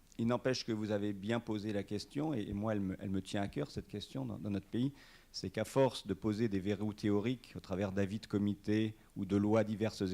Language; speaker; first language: French; native; French